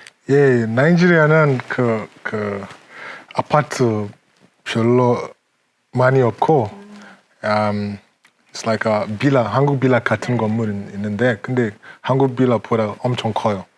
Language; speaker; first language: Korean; non-native, learner; English